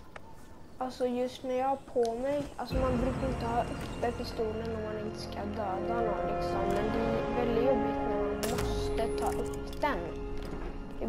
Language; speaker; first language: Swedish; native; Swedish